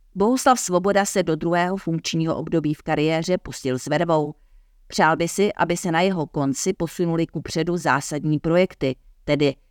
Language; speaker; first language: Czech; native; Czech